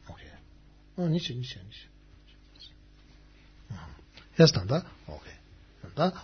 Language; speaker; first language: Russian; non-native, learner; Tibetan